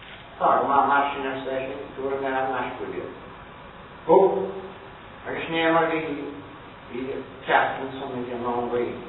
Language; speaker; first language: Irish; native; Irish